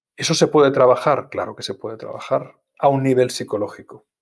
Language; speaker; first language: Spanish; native; Spanish